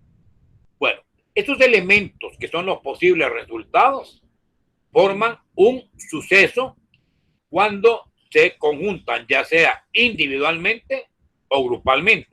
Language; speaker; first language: Spanish; native; Spanish